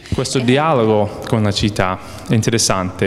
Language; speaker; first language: Italian; non-native, fluent; English